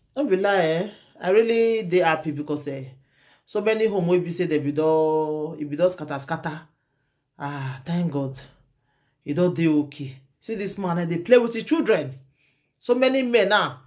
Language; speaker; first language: Nigerian Pidgin; native; Nigerian Pidgin